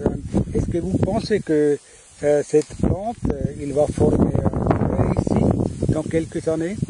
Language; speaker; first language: French; non-native, fluent; German